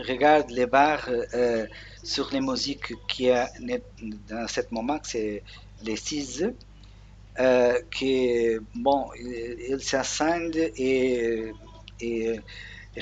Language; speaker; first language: French; non-native, learner; Portuguese